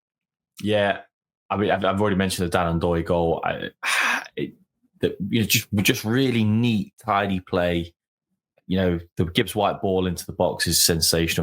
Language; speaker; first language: English; native; English